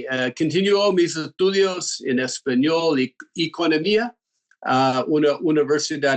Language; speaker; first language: Spanish; non-native, fluent; English